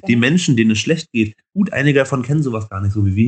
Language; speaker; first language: German; native; German